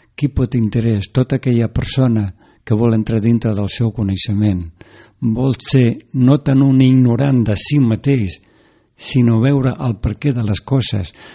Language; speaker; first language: Catalan; non-native, local second language; Spanish